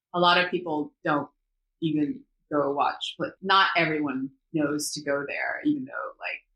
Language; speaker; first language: English; early bilingual, other home language; Korean